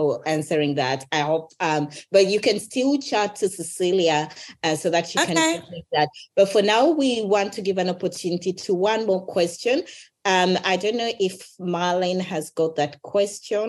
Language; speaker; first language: English; non-native, local second language; Ganda